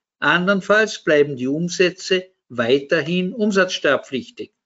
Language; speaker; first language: German; native; German